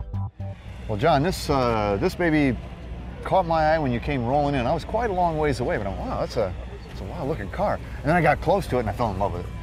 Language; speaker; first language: English; native; English